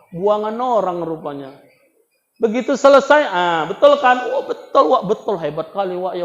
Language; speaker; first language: Indonesian; native; Indonesian